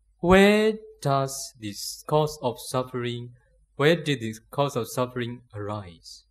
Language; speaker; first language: English; non-native, fluent; Burmese